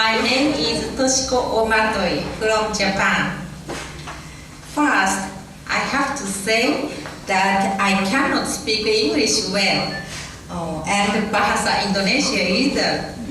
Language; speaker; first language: English; non-native, learner; Japanese